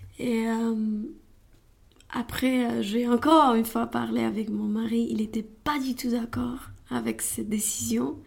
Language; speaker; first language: French; non-native, learner; Romanian